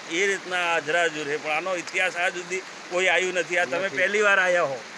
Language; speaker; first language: Gujarati; non-native, local second language; Bhili